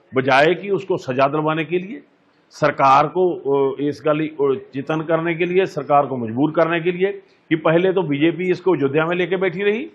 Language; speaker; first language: Hindi; non-native, local second language; Punjabi